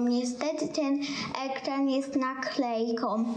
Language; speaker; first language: Polish; native; Polish